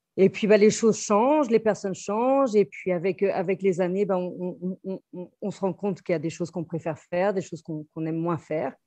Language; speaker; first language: French; native; French